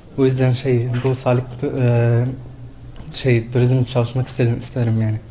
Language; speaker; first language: Turkish; non-native, learner; Arabic